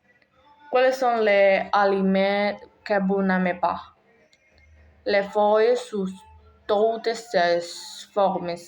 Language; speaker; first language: French; non-native, learner; Spanish